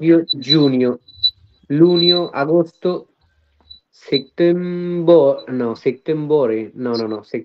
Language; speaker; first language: Italian; non-native, learner; Bangla